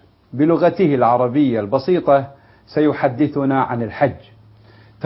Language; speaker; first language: Arabic; native; Arabic